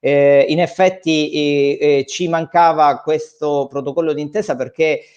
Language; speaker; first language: Italian; native; Italian